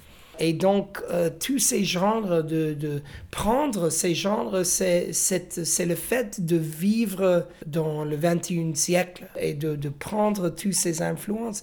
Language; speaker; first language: French; non-native, fluent; English